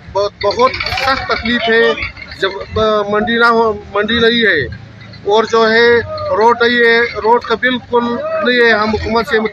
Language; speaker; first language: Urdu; non-native, local second language; Pashto